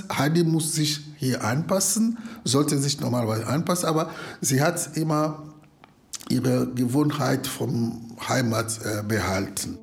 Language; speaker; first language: German; non-native, fluent; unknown